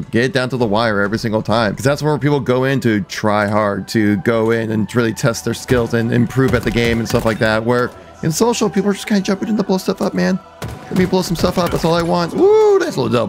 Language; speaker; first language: English; native; English